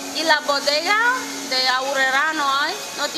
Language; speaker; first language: Spanish; non-native, learner; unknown